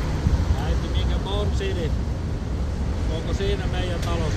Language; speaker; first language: Finnish; native; Finnish